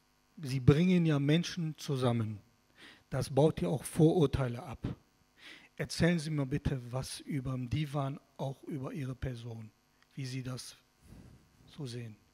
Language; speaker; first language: German; non-native, fluent; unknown